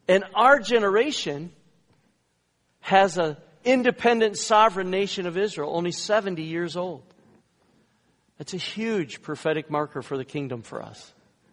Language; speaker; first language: English; native; English